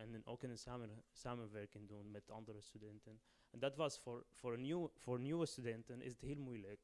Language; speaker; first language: Dutch; non-native, learner; Arabic